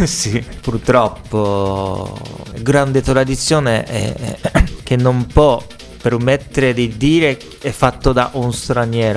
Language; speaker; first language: Italian; non-native, fluent; Japanese